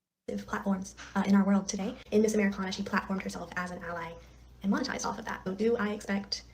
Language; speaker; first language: English; native; English